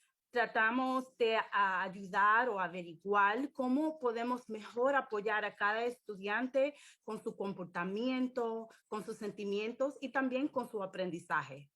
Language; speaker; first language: Spanish; early bilingual, heritage; English